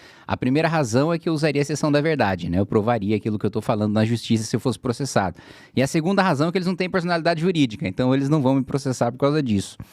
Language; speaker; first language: Portuguese; native; Portuguese